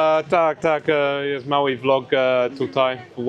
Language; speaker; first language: Polish; non-native, learner; English